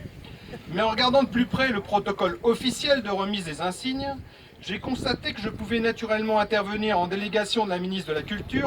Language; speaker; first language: French; native; French